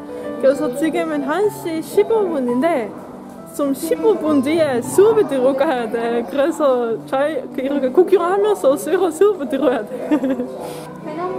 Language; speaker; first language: Korean; non-native, learner; Dutch